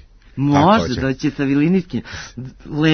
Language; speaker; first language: Serbian; native; Serbian